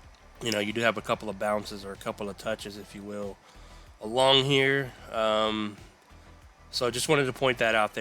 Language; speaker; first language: English; native; English